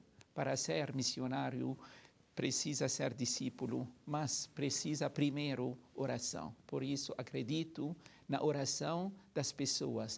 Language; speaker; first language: Portuguese; non-native, fluent; Arabic